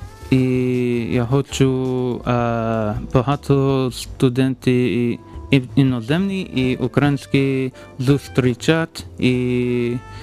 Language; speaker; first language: Ukrainian; non-native, learner; English